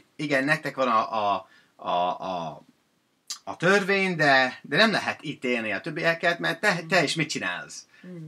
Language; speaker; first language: Hungarian; non-native, fluent; English